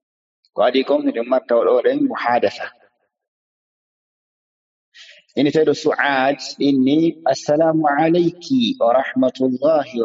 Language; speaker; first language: Arabic; non-native, fluent; Fula